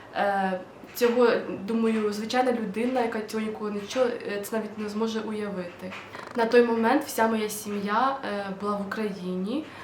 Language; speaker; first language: Ukrainian; non-native, local second language; Russian